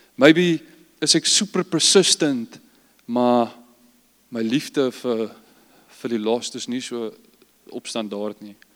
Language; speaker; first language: Afrikaans; early bilingual, heritage; Afrikaans